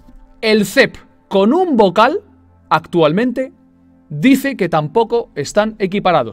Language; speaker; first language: Spanish; native; Spanish